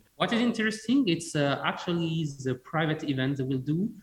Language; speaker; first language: English; non-native, fluent; French